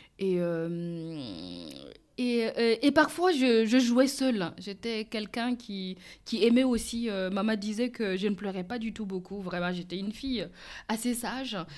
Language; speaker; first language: French; non-native, local second language; Mossi